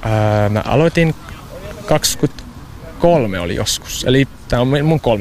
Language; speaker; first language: Finnish; non-native, fluent; English